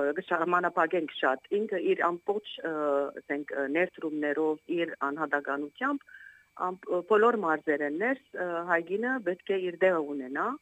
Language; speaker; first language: Armenian; native; Armenian